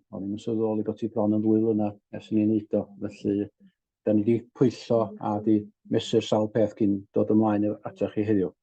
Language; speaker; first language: Welsh; native; Welsh